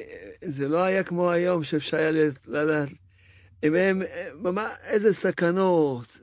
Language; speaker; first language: Hebrew; non-native, fluent; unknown